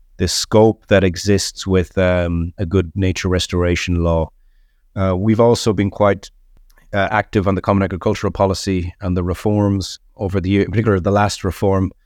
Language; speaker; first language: English; native; English